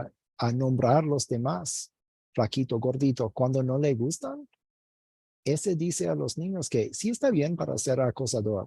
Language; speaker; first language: Spanish; non-native, fluent; English